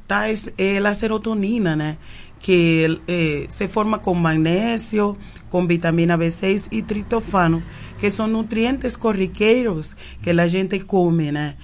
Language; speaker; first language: Portuguese; non-native, fluent; Spanish